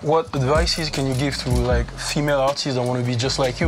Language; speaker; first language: English; non-native, fluent; French